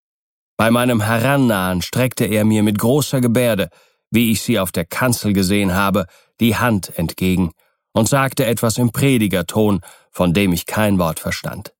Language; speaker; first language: German; native; German